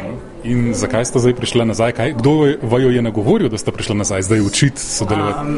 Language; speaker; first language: Slovenian; native; Slovenian